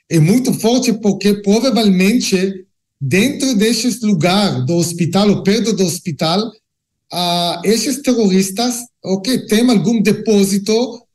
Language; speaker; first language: Portuguese; non-native, learner; Hebrew